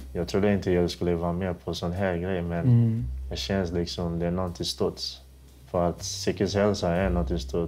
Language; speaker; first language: Swedish; non-native, fluent; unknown